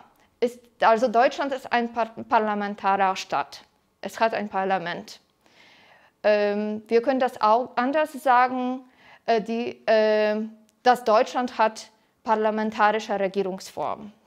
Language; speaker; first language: German; non-native, fluent; Polish